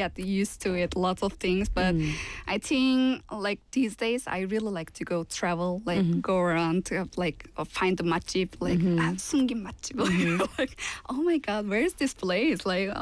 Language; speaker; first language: English; non-native, learner; Turkish